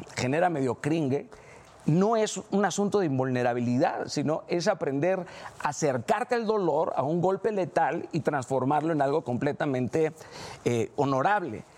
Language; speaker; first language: Spanish; native; Spanish